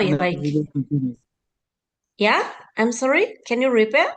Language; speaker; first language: English; non-native, learner; Indonesian